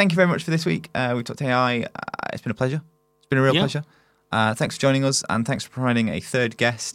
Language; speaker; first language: English; native; English